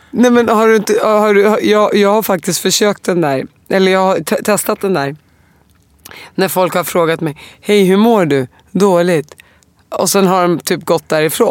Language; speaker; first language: Swedish; early bilingual, other home language; Arabic